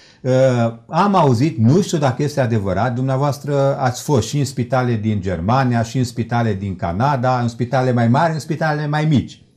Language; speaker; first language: Romanian; native; Romanian